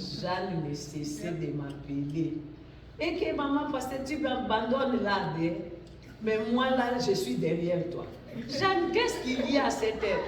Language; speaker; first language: French; non-native, local second language; Lingala